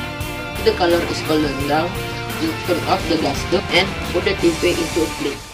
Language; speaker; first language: English; non-native, learner; Indonesian